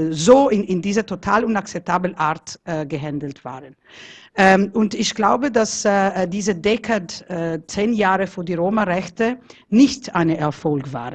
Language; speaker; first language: German; non-native, fluent; Italian